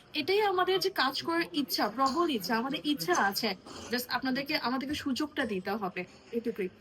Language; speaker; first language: Bangla; non-native, local second language; Marma